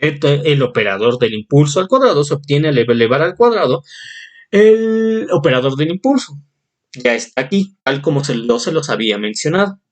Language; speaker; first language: Spanish; native; Spanish